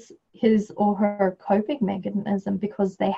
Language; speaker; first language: English; native; English